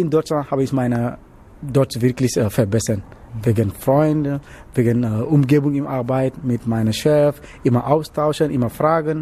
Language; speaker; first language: German; non-native, learner; Wolof